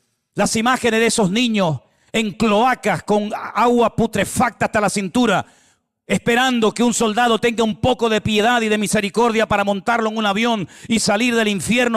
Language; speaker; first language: Spanish; native; Spanish